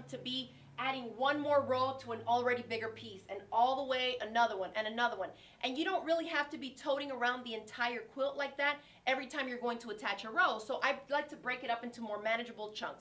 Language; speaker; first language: English; native; English